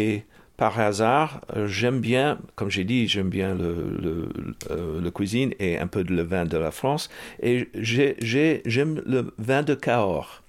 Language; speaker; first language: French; early bilingual, heritage; English